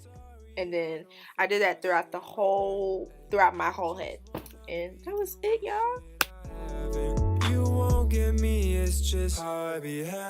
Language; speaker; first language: English; native; English